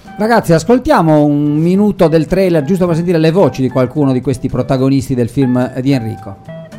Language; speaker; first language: Italian; native; Italian